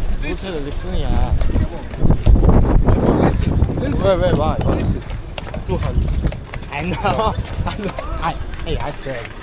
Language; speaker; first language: English; non-native, learner; Korean